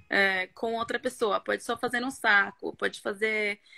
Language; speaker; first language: Portuguese; non-native, fluent; Norwegian